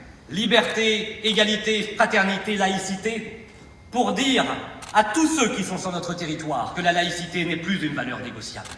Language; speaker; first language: French; native; French